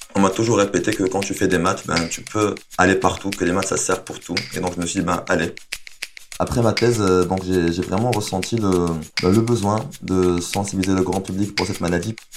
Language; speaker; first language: French; non-native, local second language; Arabic